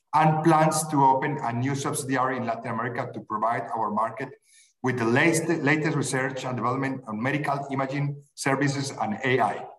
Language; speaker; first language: English; non-native, fluent; Spanish